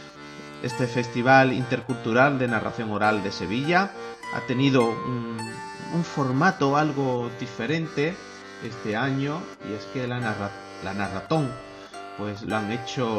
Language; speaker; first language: Spanish; native; Spanish